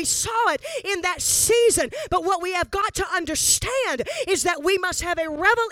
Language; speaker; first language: English; native; English